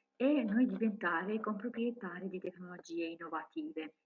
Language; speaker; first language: Italian; non-native, learner; Georgian